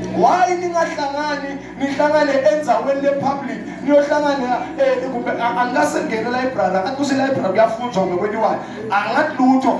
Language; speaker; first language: Zulu; non-native, local second language; Swati